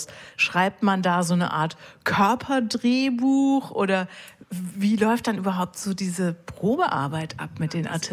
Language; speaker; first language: German; native; German